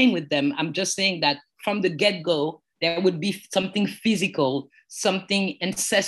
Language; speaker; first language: English; non-native, fluent; French